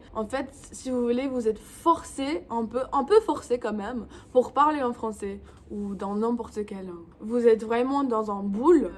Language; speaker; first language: French; non-native, fluent; English